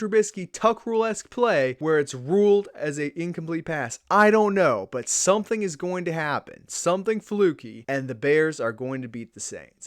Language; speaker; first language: English; native; English